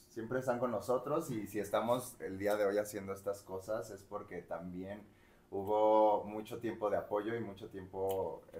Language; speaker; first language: Spanish; native; Spanish